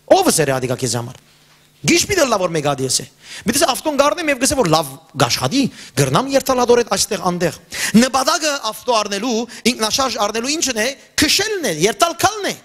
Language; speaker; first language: Armenian; early bilingual, heritage; Armenian